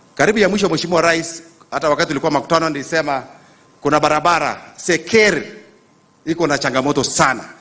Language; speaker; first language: Swahili; non-native, local second language; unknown